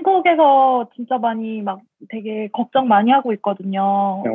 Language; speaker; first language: Korean; native; Korean